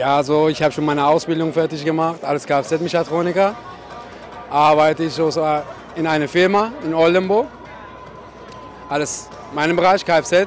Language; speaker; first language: German; non-native, learner; Persian